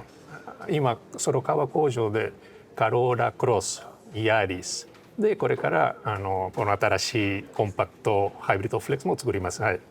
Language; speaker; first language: Japanese; non-native, fluent; Portuguese